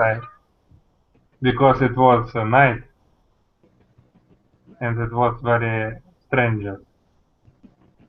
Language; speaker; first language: English; non-native, learner; Russian